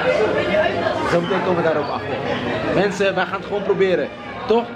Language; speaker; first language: Dutch; native; Dutch